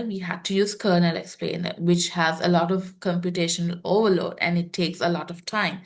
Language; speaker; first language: English; non-native, local second language; Sinhala